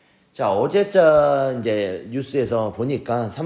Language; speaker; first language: Korean; native; Korean